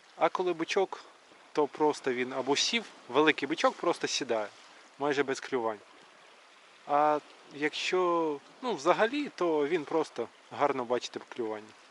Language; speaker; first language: Ukrainian; native; Ukrainian